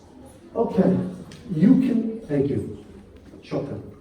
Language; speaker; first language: English; native; English